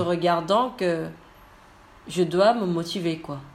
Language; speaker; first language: French; non-native, learner; Indonesian